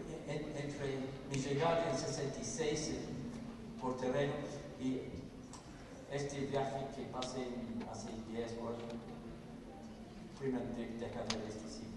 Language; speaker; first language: Spanish; non-native, fluent; English